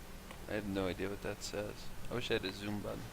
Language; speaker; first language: English; native; English